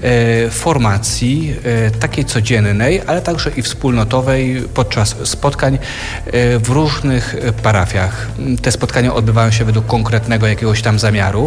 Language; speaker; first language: Polish; native; Polish